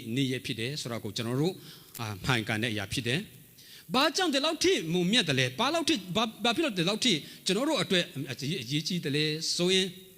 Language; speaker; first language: Burmese; non-native, local second language; Hakha Chin